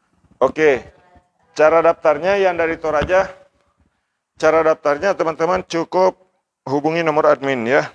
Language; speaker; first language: Indonesian; native; Indonesian